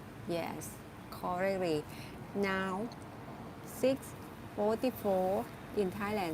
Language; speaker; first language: English; non-native, learner; Thai